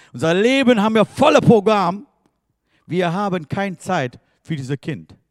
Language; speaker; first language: German; non-native, fluent; Tamil